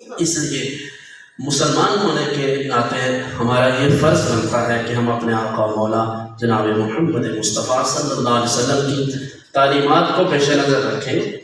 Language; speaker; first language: Urdu; non-native, local second language; Punjabi